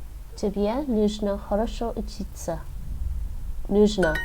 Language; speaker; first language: Russian; non-native, learner; English